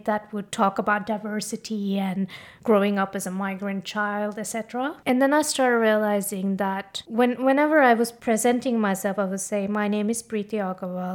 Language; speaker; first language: English; non-native, fluent; Norwegian